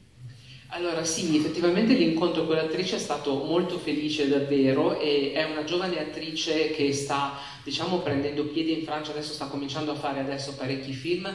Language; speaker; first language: Italian; native; Italian